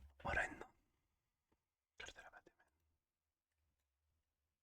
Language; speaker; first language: Basque; non-native, learner; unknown